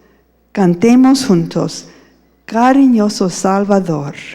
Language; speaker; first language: Spanish; non-native, fluent; English